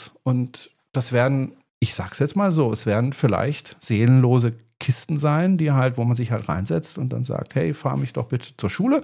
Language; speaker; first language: German; native; German